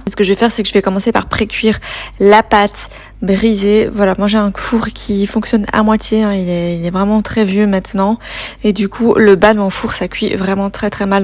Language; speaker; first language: French; native; French